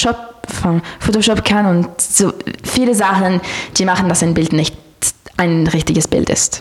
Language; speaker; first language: German; non-native, learner; French